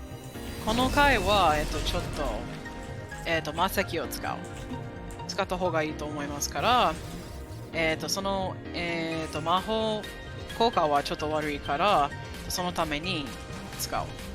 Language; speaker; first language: Japanese; non-native, fluent; English